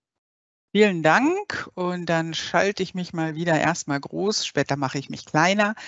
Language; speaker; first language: German; native; German